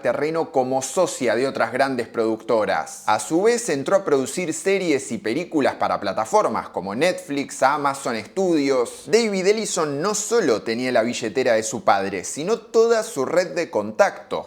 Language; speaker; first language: Spanish; native; Spanish